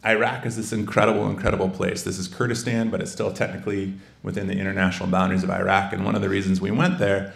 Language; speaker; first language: English; native; English